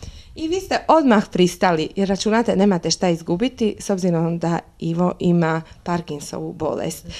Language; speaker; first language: Croatian; native; Croatian